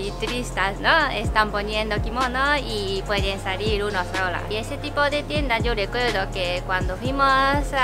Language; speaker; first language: Spanish; non-native, learner; Japanese